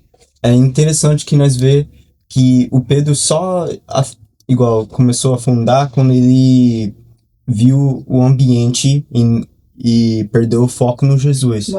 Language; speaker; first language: Portuguese; early bilingual, heritage; Portuguese